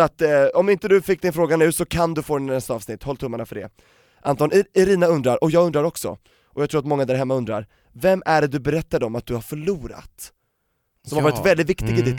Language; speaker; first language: Swedish; native; Swedish